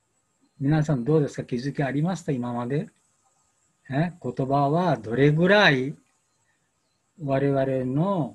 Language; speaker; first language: Japanese; non-native, learner; Bangla